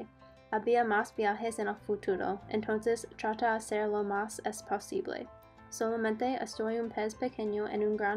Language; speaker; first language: Spanish; non-native, learner; English